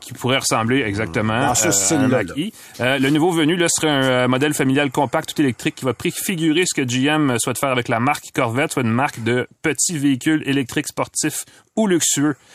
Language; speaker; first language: French; native; French